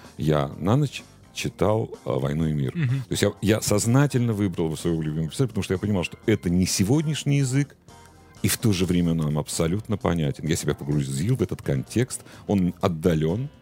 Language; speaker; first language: Russian; native; Russian